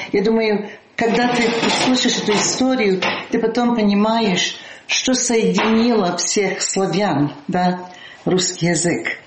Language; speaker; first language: Russian; early bilingual, heritage; Russian